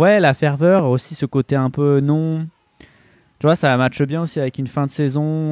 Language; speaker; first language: French; native; French